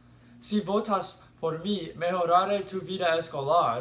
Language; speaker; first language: Spanish; non-native, learner; English